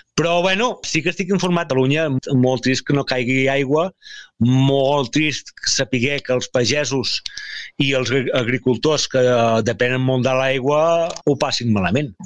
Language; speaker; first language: Catalan; native; Catalan